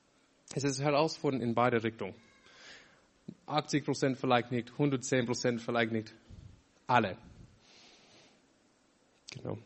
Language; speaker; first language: German; non-native, fluent; English